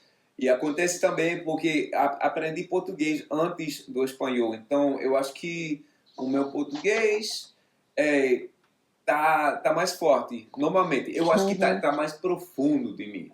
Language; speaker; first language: Portuguese; non-native, fluent; English